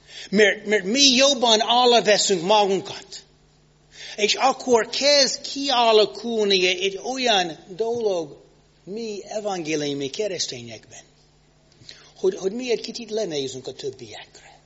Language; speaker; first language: Hungarian; non-native, fluent; English